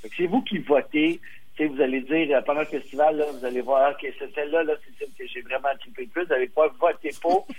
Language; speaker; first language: French; native; French